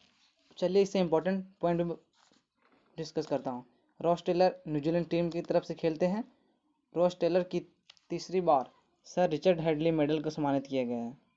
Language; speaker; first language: Hindi; native; Hindi